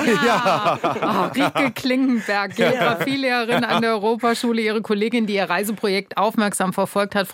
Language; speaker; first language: German; native; German